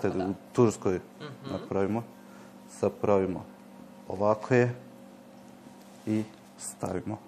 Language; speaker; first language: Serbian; non-native, learner; Turkish